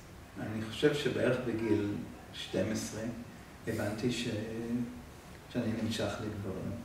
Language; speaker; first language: Hebrew; non-native, fluent; English